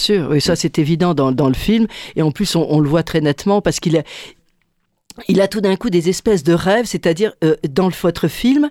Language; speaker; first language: French; native; French